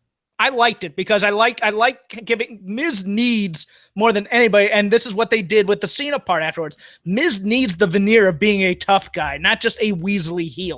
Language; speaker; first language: English; native; English